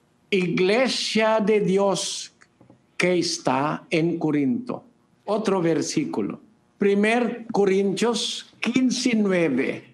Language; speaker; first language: Spanish; non-native, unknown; Filipino